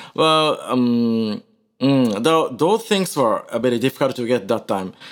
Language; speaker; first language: English; non-native, learner; Japanese